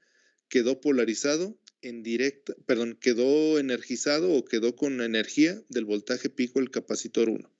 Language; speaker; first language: Spanish; native; Spanish